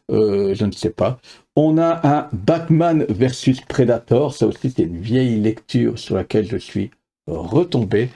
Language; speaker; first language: French; native; French